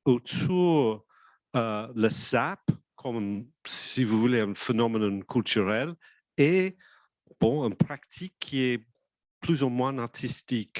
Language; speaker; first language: French; non-native, fluent; English